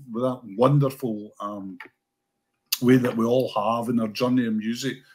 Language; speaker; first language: English; native; English